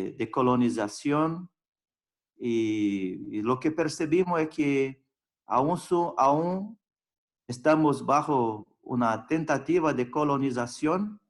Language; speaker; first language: Spanish; non-native, fluent; Portuguese